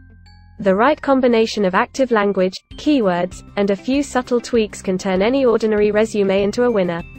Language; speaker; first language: English; non-native, local second language; Hindi